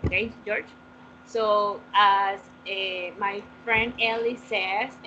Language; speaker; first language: English; non-native, fluent; Spanish